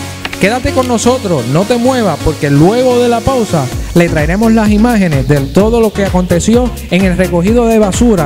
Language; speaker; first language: Spanish; native; Spanish